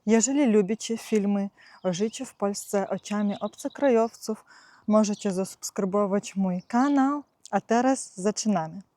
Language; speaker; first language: Polish; non-native, fluent; Ukrainian